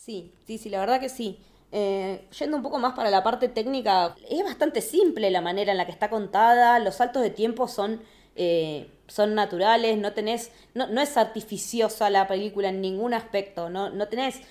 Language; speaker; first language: Spanish; native; Spanish